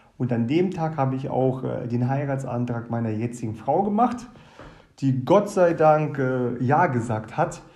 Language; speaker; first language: German; early bilingual, other home language; Russian